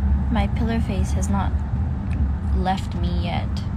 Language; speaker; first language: English; early bilingual, other home language; Korean